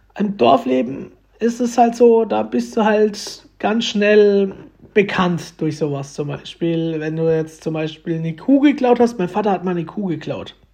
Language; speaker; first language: German; early bilingual, other home language; Romanian